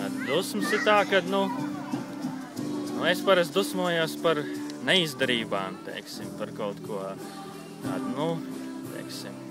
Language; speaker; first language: Latvian; native; Latvian